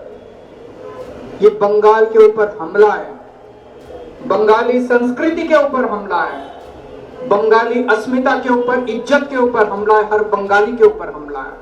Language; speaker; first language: Hindi; native; Hindi